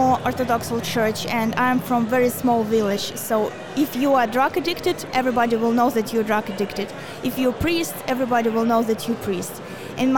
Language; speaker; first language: English; non-native, fluent; Ukrainian